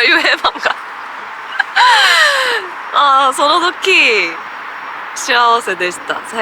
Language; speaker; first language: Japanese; non-native, learner; Korean